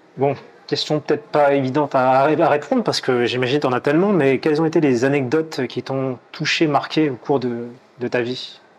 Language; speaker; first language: French; native; French